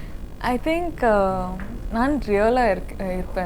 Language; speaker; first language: Tamil; non-native, learner; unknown